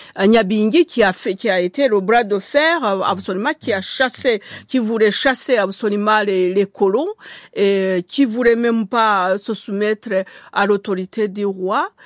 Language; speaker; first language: French; non-native, local second language; Kinyarwanda